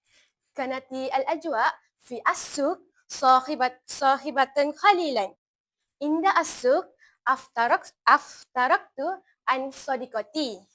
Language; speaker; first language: Arabic; non-native, learner; Malay